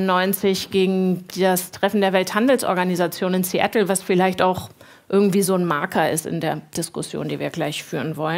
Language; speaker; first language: German; native; German